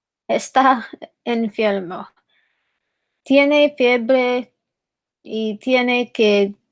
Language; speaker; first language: Spanish; non-native, learner; English